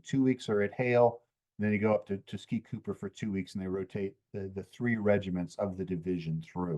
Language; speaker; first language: English; native; English